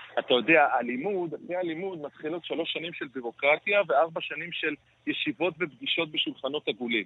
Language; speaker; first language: Hebrew; native; Hebrew